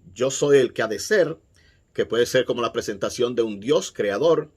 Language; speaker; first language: Spanish; native; Spanish